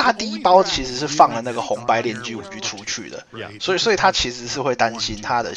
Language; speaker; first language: Chinese; native; Chinese